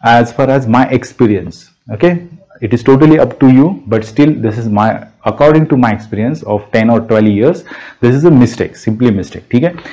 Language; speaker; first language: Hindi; non-native, local second language; Marathi